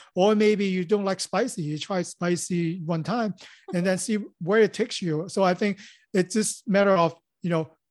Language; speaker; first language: English; non-native, local second language; Cantonese